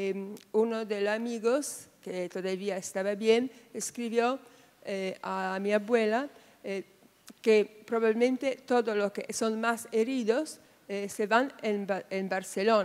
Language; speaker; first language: Spanish; non-native, fluent; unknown